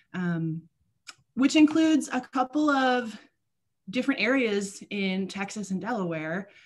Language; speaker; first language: English; native; English